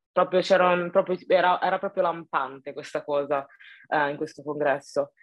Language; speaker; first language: Italian; early bilingual, other home language; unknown